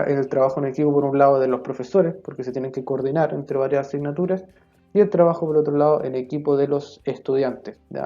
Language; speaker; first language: Spanish; native; Spanish